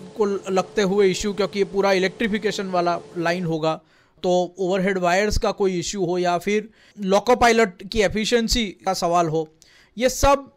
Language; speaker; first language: Hindi; non-native, local second language; Gujarati